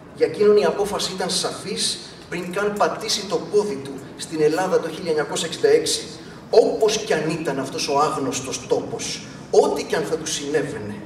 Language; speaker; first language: Greek; early bilingual, other home language; English